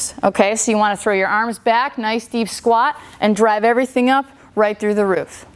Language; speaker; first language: English; native; English